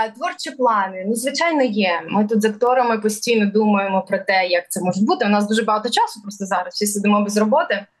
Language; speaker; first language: Ukrainian; early bilingual, other home language; Russian